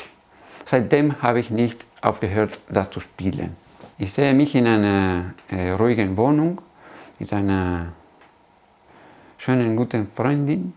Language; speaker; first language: German; non-native, fluent; Spanish